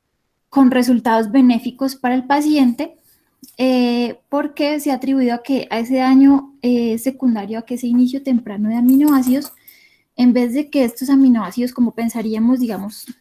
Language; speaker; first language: Spanish; native; Spanish